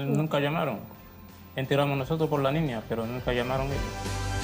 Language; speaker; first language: Spanish; non-native, learner; Haitian Creole